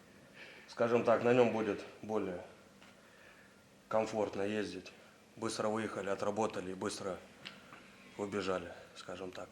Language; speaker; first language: Russian; native; Russian